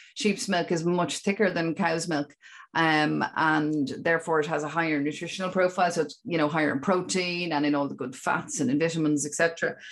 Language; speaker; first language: English; native; English